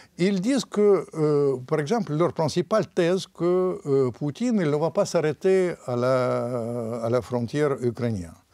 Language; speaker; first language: French; non-native, fluent; Russian